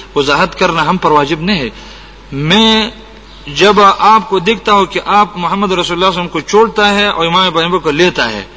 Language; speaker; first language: Urdu; non-native, local second language; Pashto